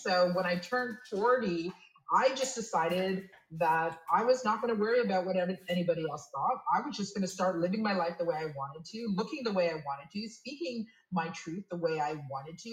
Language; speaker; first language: English; native; English